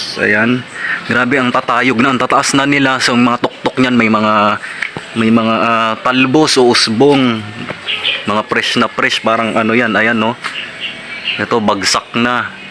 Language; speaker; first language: Filipino; non-native, local second language; Bikol